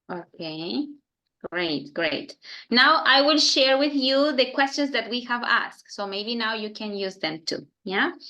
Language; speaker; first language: English; non-native, fluent; Spanish